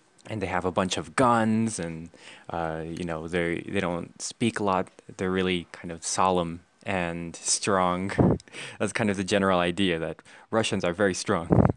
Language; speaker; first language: English; native; English